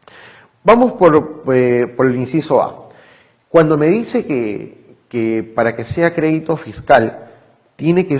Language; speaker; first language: Spanish; native; Spanish